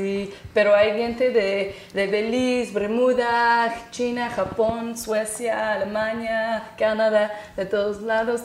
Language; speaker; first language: Spanish; non-native, fluent; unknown